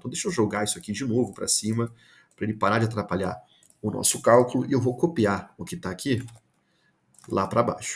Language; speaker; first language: Portuguese; native; Portuguese